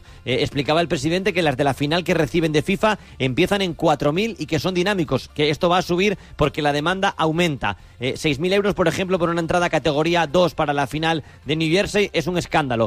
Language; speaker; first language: Spanish; native; Spanish